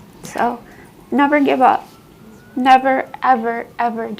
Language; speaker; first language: English; native; English